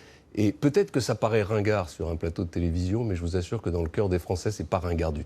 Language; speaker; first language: French; native; French